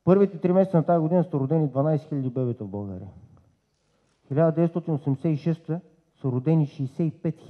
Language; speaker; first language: Bulgarian; native; Bulgarian